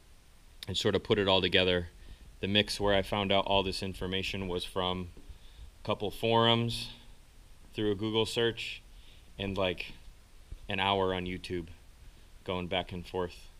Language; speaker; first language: English; native; English